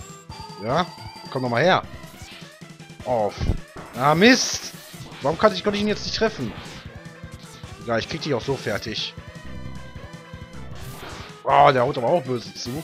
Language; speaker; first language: German; native; German